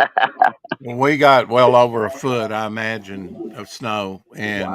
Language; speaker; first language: English; native; English